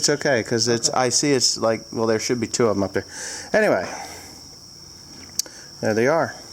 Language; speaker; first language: English; native; English